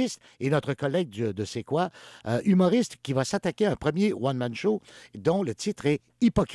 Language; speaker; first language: French; native; French